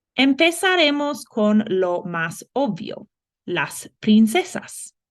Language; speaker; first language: Spanish; non-native, fluent; English